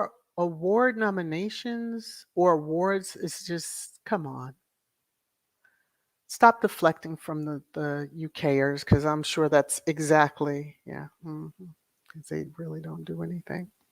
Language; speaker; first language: English; native; English